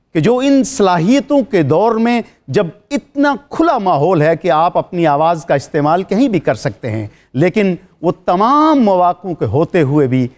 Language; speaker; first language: Urdu; native; Urdu